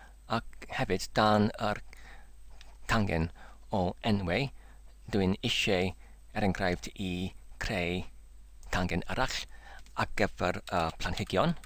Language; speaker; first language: Welsh; non-native, learner; English